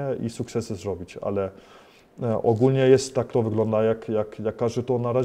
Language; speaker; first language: Polish; early bilingual, heritage; Polish